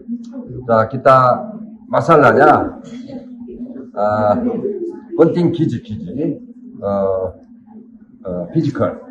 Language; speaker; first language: Indonesian; non-native, learner; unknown